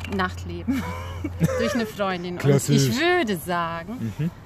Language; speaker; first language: German; early bilingual, other home language; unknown